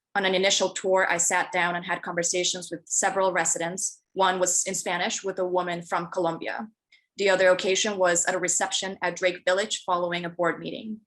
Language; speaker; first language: English; early bilingual, other home language; Spanish